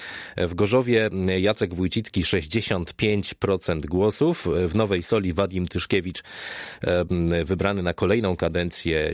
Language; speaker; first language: Polish; native; Polish